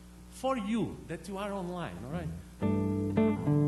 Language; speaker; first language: English; non-native, learner; Portuguese